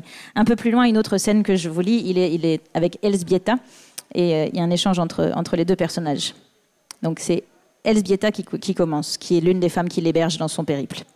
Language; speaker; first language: French; native; French